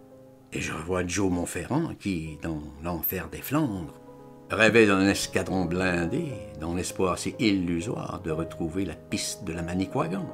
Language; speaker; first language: French; native; French